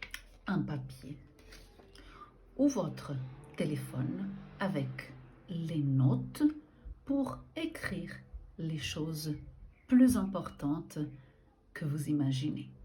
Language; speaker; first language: French; non-native, fluent; Portuguese